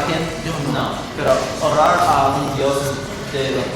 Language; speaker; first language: Spanish; native; Spanish